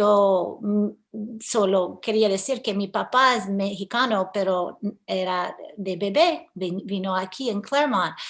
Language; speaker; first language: Spanish; early bilingual, heritage; English